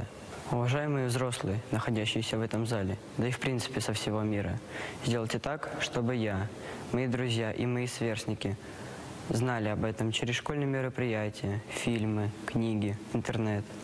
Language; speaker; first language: Russian; native; Russian